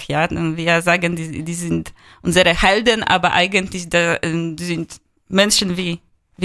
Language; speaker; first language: German; non-native, fluent; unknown